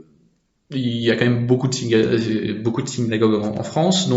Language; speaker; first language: French; native; French